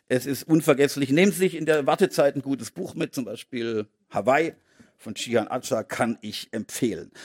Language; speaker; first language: German; native; German